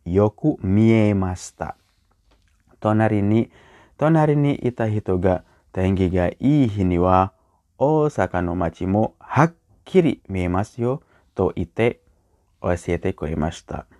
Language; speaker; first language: Japanese; non-native, learner; Indonesian